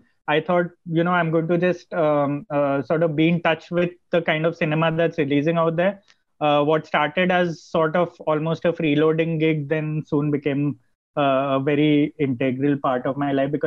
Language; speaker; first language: English; non-native, local second language; Gujarati